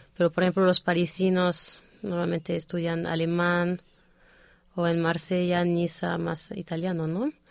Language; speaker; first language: Spanish; non-native, fluent; French